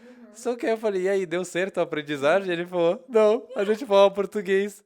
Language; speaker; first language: Portuguese; non-native, fluent; Russian